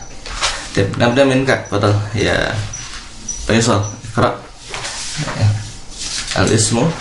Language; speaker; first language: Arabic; non-native, fluent; Indonesian